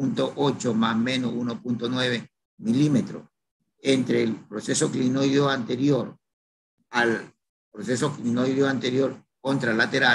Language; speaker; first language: Spanish; native; Spanish